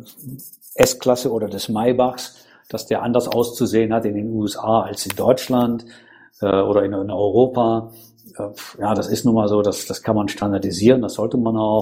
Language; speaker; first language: German; native; German